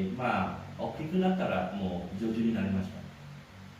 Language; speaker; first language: Japanese; non-native, learner; Indonesian